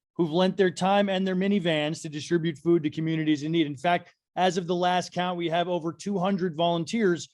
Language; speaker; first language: English; native; English